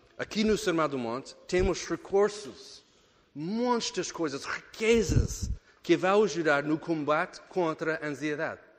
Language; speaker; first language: Portuguese; non-native, fluent; English